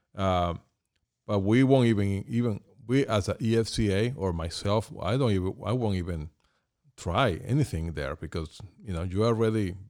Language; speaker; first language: English; non-native, fluent; Spanish